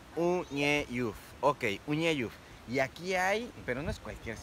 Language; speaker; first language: Spanish; native; Spanish